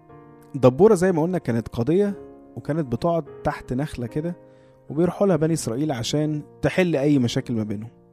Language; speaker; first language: Arabic; native; Arabic